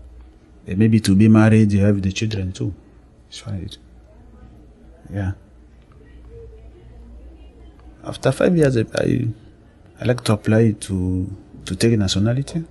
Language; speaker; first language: English; non-native, learner; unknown